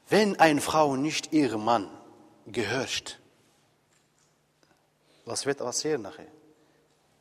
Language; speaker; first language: German; non-native, fluent; Arabic